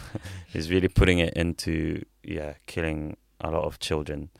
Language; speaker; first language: English; non-native, fluent; Arabic